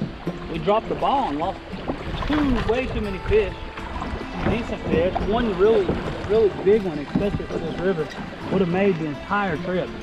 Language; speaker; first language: English; native; English